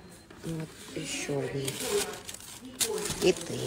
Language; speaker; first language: Russian; native; Russian